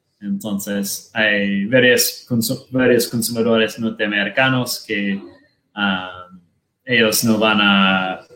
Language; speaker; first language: Spanish; non-native, learner; Portuguese